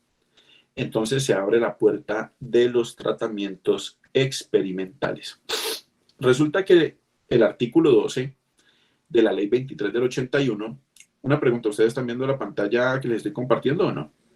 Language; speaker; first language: Spanish; native; Spanish